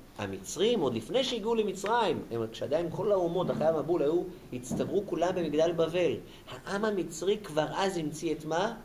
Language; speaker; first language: Hebrew; native; Hebrew